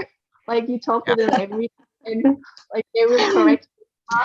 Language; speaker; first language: English; non-native, learner; Indonesian